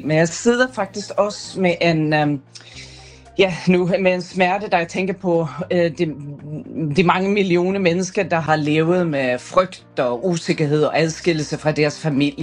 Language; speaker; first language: Danish; non-native, fluent; Persian